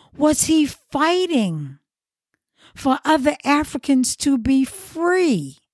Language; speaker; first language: English; native; English